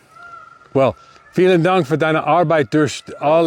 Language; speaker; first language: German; non-native, learner; English